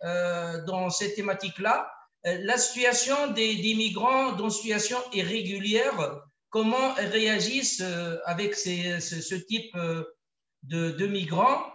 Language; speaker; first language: French; non-native, local second language; Arabic